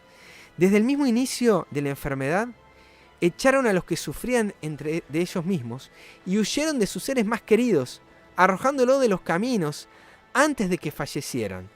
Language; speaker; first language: Spanish; native; Spanish